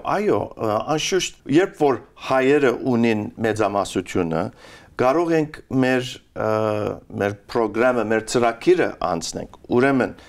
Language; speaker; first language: Armenian; early bilingual, heritage; Armenian